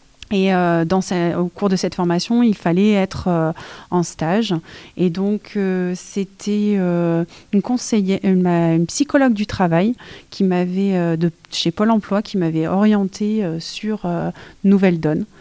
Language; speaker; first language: French; native; French